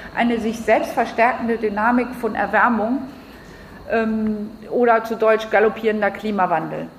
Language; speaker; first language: German; non-native, fluent; French